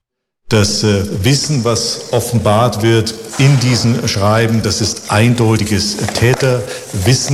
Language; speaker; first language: German; native; German